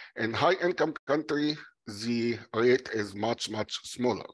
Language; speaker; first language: English; non-native, fluent; Arabic